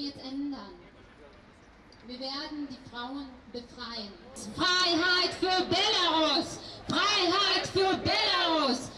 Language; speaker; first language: German; non-native, learner; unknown